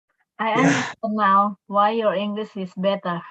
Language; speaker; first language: English; non-native, local second language; Indonesian